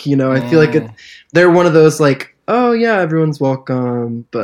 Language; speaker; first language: English; native; English